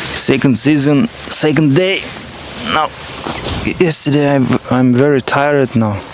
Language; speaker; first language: English; non-native, learner; Kazakh